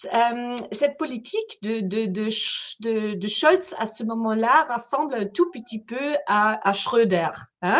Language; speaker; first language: French; non-native, fluent; German